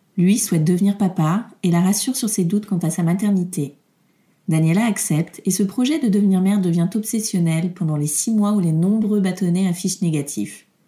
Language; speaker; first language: French; native; French